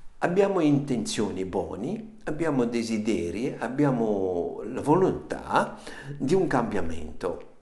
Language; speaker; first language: Italian; non-native, fluent; German